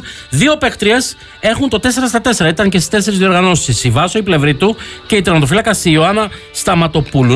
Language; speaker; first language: Greek; native; Greek